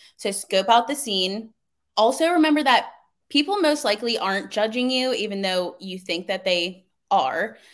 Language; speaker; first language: English; native; English